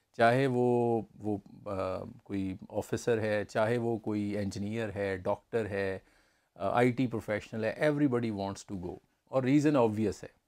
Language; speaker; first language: Urdu; native; Urdu